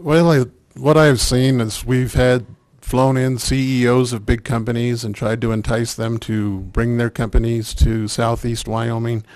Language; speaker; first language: English; native; English